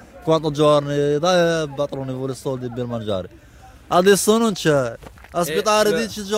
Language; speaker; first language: Italian; non-native, learner; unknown